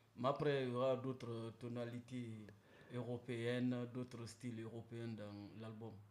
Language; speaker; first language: French; non-native, local second language; Mandingo